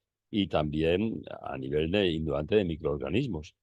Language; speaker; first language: Spanish; native; Spanish